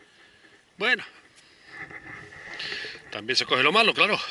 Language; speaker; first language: Spanish; native; Spanish